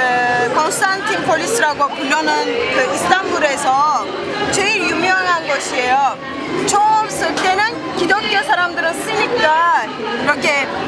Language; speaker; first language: Korean; non-native, fluent; Turkish